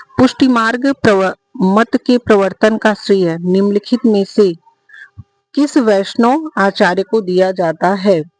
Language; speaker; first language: Hindi; native; Hindi